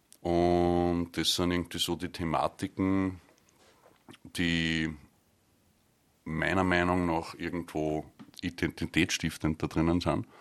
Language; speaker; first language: German; native; German